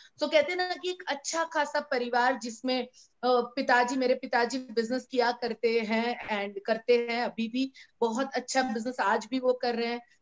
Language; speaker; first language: Hindi; non-native, local second language; Gujarati